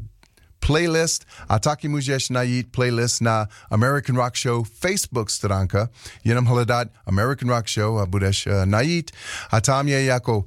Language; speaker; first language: Czech; non-native, learner; English